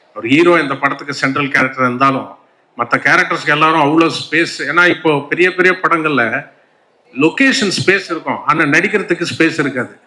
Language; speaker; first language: Tamil; non-native, local second language; Telugu